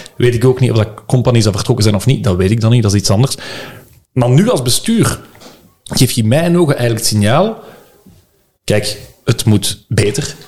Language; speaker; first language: Dutch; native; Dutch